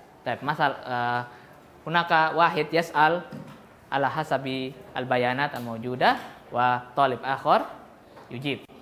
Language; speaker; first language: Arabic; non-native, fluent; Indonesian